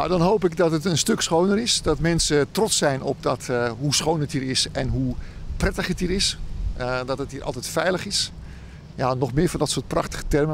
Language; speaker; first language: Dutch; native; Dutch